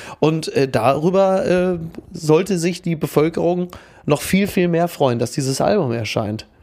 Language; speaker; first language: German; native; German